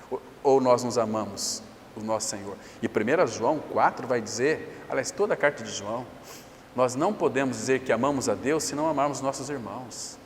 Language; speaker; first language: Portuguese; native; Portuguese